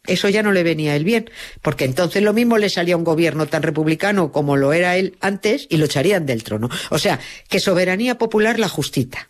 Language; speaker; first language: Spanish; native; Spanish